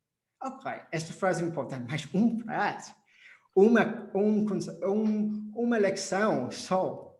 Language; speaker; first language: Portuguese; non-native, fluent; English